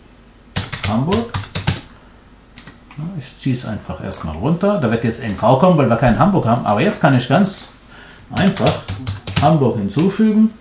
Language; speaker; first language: German; non-native, fluent; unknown